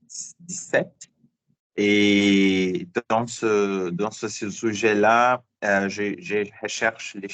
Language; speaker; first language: French; non-native, learner; Portuguese